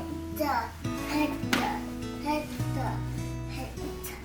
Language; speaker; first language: Korean; early bilingual, heritage; Korean